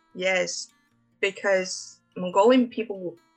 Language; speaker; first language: English; non-native, fluent; Mongolian